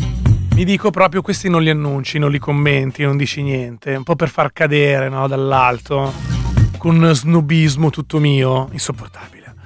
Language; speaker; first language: Italian; native; Italian